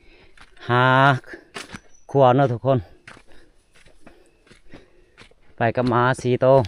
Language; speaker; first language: Thai; non-native, local second language; Northeastern Thai